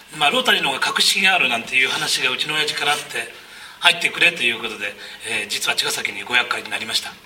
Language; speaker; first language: Japanese; native; Japanese